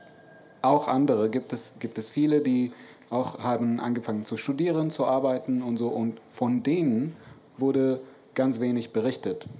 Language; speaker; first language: German; non-native, fluent; Arabic